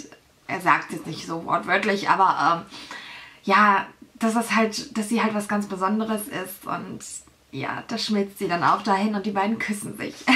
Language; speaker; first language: German; native; German